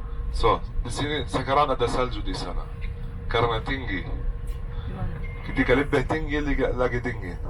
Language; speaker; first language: Indonesian; non-native, fluent; Arabic